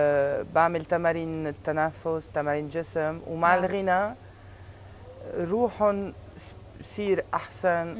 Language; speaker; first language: Arabic; early bilingual, heritage; Arabic